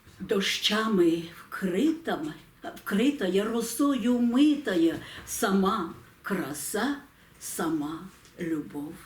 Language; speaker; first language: Ukrainian; native; Ukrainian